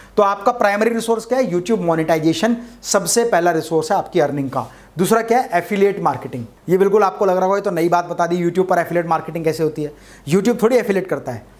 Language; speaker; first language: Hindi; native; Hindi